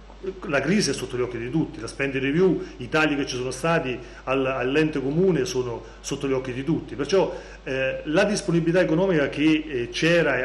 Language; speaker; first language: Italian; native; Italian